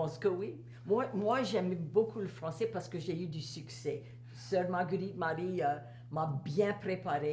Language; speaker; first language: French; native; French